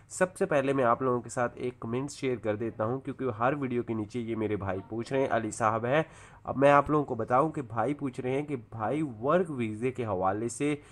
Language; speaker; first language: Urdu; native; Urdu